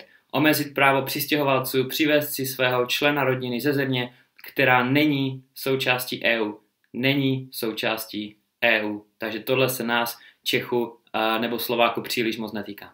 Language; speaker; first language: Czech; native; Czech